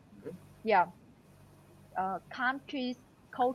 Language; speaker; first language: English; non-native, learner; Vietnamese